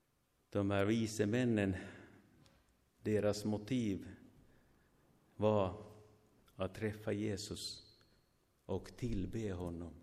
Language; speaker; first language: Swedish; non-native, fluent; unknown